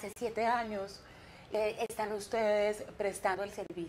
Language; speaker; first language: Spanish; native; Spanish